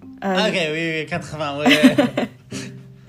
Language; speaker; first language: French; non-native, learner; English